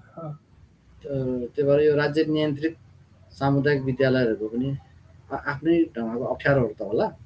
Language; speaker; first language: Nepali; non-native, local second language; Gurung